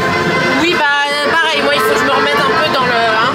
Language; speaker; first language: French; native; French